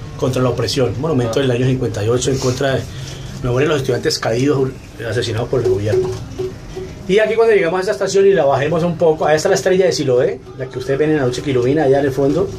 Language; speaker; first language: Spanish; native; Spanish